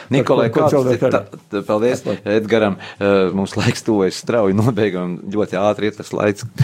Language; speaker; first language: Latvian; native; Latvian